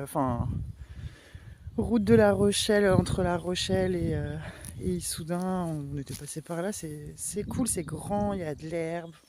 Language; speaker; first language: French; native; French